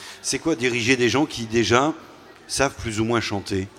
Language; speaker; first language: French; native; French